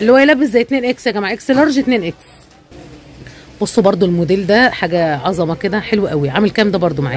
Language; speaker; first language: Arabic; native; Arabic